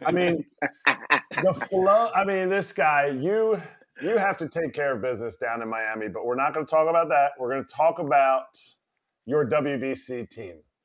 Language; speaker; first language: English; native; English